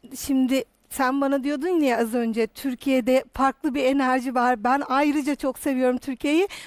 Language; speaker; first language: Turkish; native; Turkish